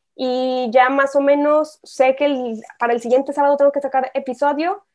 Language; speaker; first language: Spanish; native; Spanish